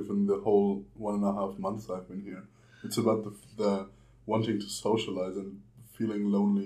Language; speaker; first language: English; non-native, fluent; German